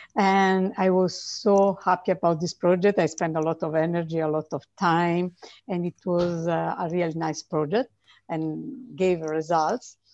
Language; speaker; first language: English; non-native, fluent; Italian